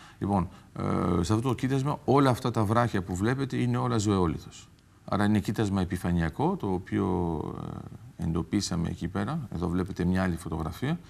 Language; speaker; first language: Greek; early bilingual, heritage; Greek